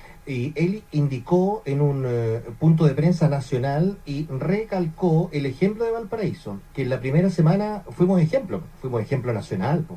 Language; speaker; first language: Spanish; native; Spanish